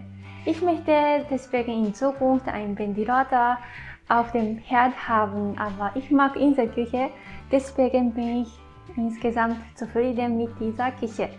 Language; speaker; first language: German; non-native, fluent; Japanese